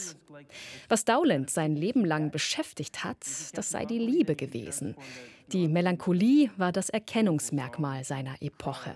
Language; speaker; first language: German; native; German